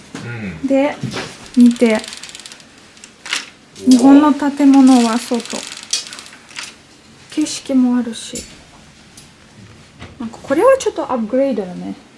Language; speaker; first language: Japanese; non-native, learner; Russian